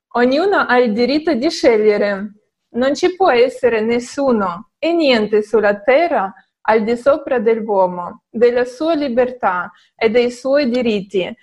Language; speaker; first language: Italian; non-native, fluent; Russian